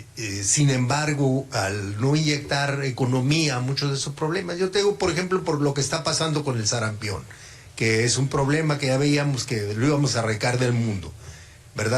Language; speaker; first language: Spanish; native; Spanish